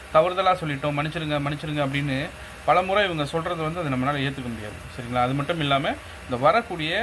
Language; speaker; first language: Tamil; early bilingual, heritage; Tamil